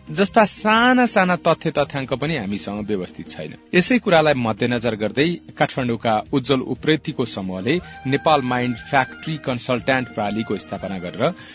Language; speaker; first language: Nepali; native; Nepali